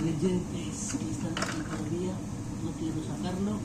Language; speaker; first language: Spanish; non-native, learner; Filipino